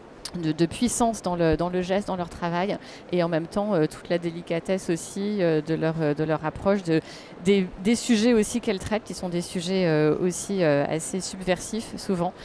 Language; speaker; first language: French; native; French